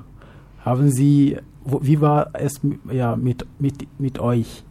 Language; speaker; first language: German; non-native, fluent; French